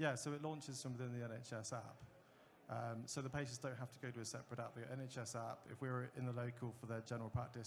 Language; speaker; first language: English; native; English